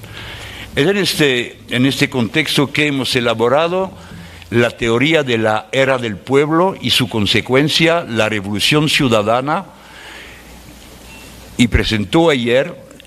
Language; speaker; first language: Spanish; non-native, fluent; French